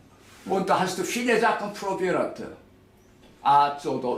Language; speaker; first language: German; non-native, learner; Korean